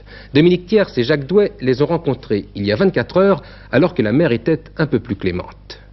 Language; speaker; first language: French; native; French